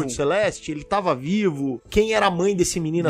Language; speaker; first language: Portuguese; native; Portuguese